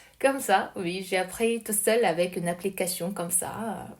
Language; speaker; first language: French; non-native, learner; Japanese